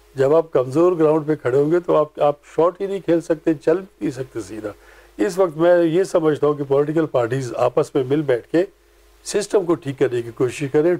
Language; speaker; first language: Urdu; non-native, local second language; Pashto